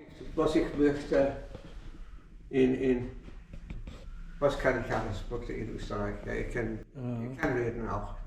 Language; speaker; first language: German; non-native, learner; English